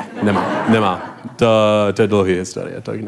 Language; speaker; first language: Czech; non-native, learner; English